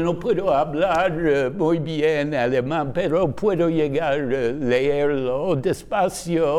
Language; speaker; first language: Spanish; non-native, fluent; English